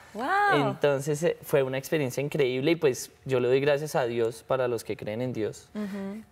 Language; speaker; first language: Spanish; native; Spanish